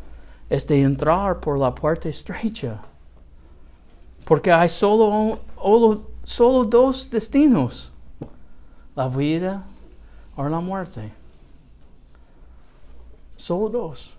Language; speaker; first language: Spanish; non-native, learner; English